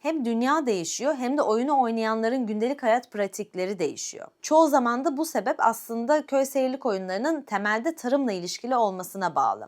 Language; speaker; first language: Turkish; native; Turkish